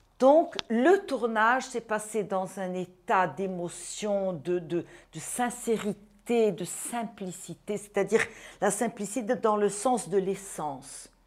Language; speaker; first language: French; non-native, fluent; Portuguese